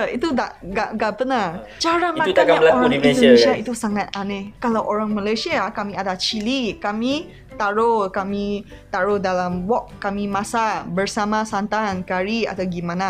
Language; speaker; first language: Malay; non-native, local second language; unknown